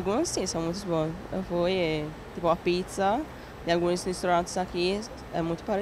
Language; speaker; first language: Portuguese; non-native, learner; Italian